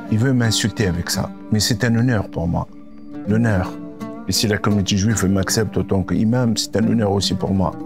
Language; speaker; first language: French; non-native, local second language; Arabic